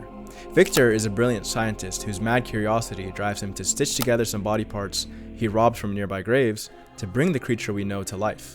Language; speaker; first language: English; native; English